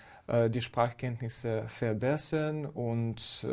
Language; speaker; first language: German; non-native, fluent; Ukrainian